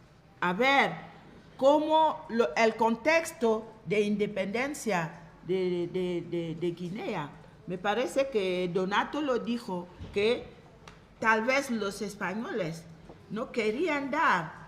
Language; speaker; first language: Spanish; non-native, fluent; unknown